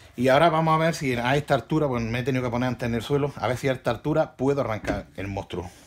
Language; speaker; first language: Spanish; native; Spanish